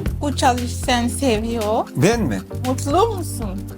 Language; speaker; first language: Turkish; non-native, learner; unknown